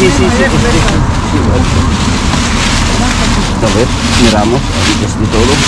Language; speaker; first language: Spanish; non-native, learner; Filipino